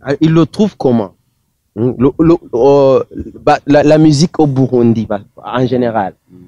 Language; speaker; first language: French; non-native, local second language; Rundi